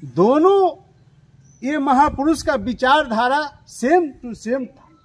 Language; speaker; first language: Hindi; native; Hindi